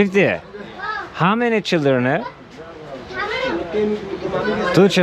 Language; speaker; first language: English; non-native, learner; Turkish